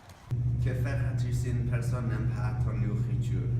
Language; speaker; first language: French; non-native, learner; English